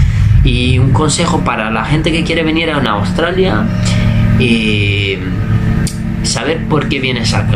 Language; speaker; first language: Spanish; non-native, fluent; Italian